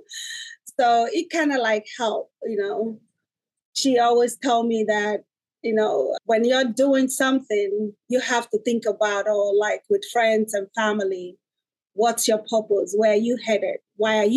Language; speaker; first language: English; non-native, local second language; Igbo